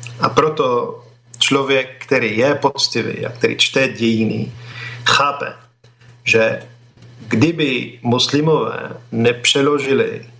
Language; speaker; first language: Czech; non-native, fluent; Arabic